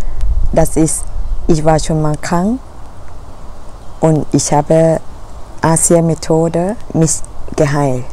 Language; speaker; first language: German; non-native, learner; Thai